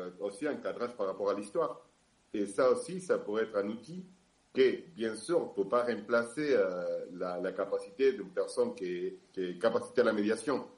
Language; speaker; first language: French; non-native, fluent; Spanish